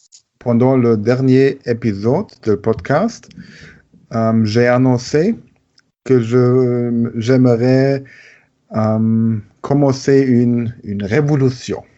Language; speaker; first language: French; non-native, learner; German